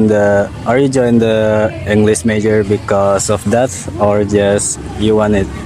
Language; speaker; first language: English; non-native, learner; Indonesian